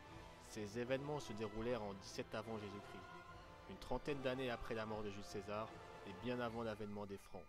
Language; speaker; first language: French; native; French